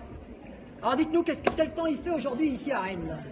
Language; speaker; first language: French; native; French